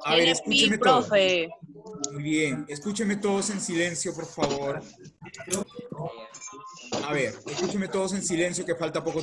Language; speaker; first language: Spanish; native; Spanish